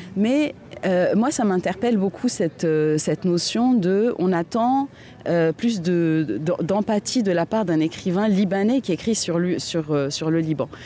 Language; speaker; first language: French; non-native, local second language; Arabic